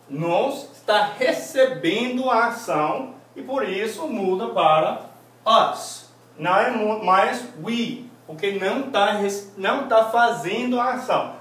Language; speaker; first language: Portuguese; non-native, fluent; English